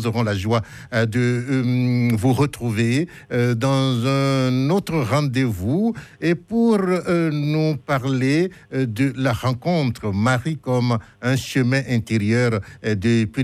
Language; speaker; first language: French; native; French